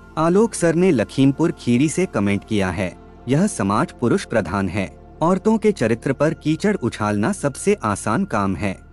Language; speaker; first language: Hindi; native; Hindi